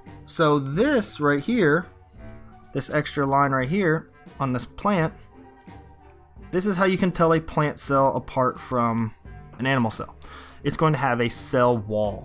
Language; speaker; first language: English; native; English